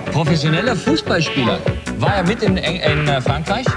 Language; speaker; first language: German; native; German